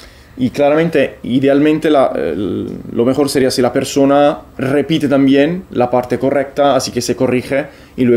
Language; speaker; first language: Spanish; non-native, fluent; Italian